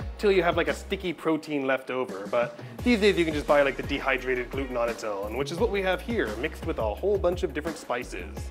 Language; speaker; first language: English; native; English